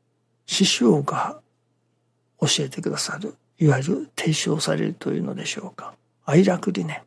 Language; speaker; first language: Japanese; native; Japanese